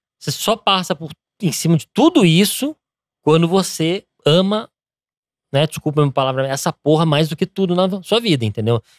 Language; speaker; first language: Portuguese; early bilingual, other home language; English